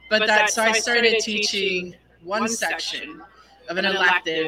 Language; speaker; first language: English; non-native, fluent; Spanish